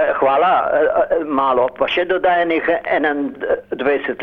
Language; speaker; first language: Slovenian; early bilingual, heritage; Slovenian